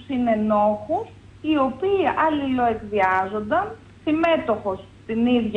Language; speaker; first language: Greek; native; Greek